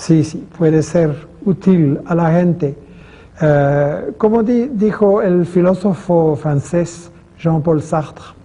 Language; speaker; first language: Spanish; non-native, fluent; French